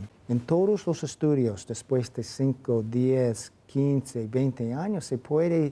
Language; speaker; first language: Spanish; non-native, fluent; English